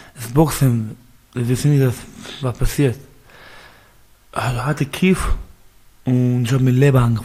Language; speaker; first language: German; non-native, learner; Persian